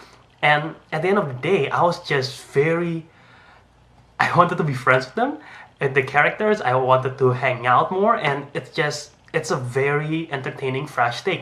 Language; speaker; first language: English; non-native, fluent; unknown